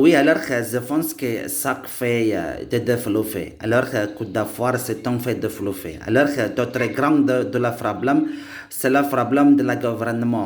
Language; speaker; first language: French; non-native, learner; Indonesian